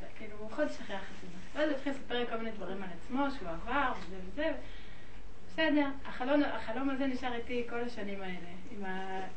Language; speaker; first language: Hebrew; non-native, fluent; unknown